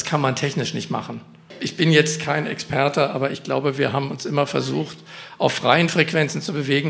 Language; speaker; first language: German; native; German